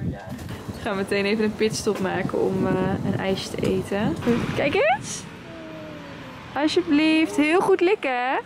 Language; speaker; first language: Dutch; native; Dutch